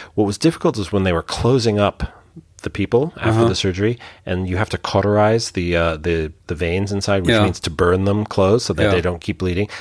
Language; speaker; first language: English; native; English